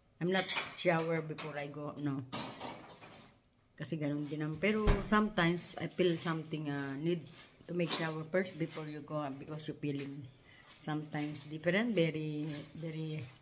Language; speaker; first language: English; non-native, learner; Filipino